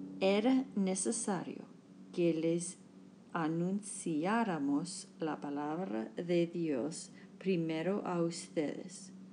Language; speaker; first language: Spanish; non-native, learner; English